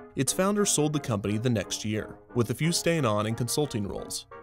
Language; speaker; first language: English; native; English